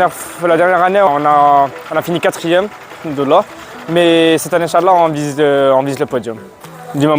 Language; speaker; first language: French; non-native, local second language; Arabic